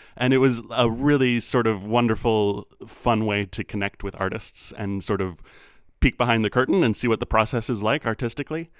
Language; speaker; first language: English; native; English